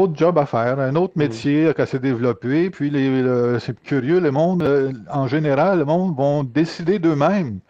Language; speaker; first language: French; native; French